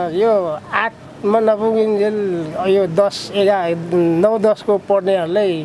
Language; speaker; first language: Nepali; non-native, local second language; Eastern Tamang